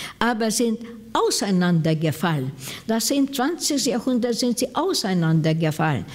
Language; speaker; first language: German; non-native, fluent; Hungarian